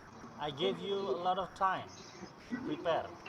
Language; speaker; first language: English; non-native, fluent; Indonesian